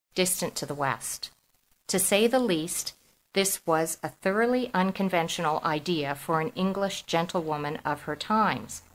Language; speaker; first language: English; native; English